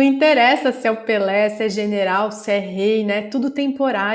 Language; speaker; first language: Portuguese; native; Portuguese